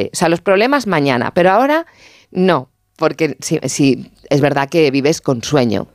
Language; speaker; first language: Spanish; native; Spanish